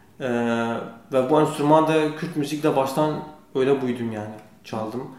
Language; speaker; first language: Turkish; non-native, learner; Kurdish